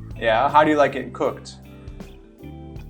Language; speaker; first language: English; native; English